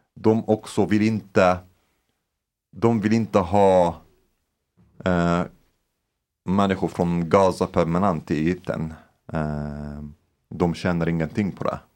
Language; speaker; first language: Swedish; non-native, fluent; Arabic